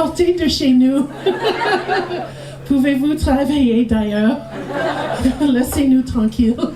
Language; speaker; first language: French; non-native, learner; English